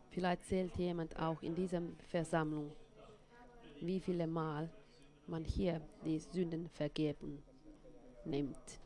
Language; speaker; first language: German; non-native, fluent; Finnish